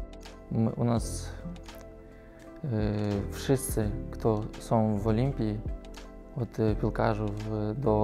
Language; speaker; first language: Polish; non-native, learner; Russian